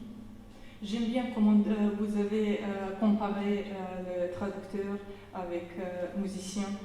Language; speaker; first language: French; non-native, fluent; Serbian